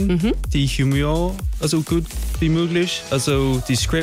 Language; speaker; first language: German; non-native, fluent; English